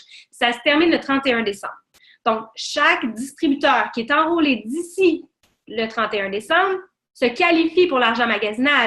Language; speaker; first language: French; native; French